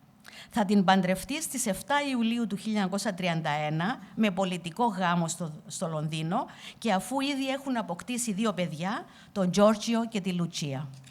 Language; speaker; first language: Greek; native; Greek